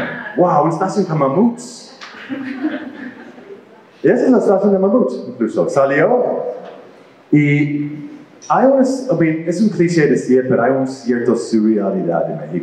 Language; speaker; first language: Spanish; non-native, fluent; English